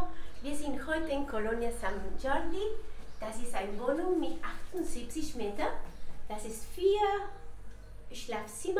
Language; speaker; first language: German; non-native, learner; Spanish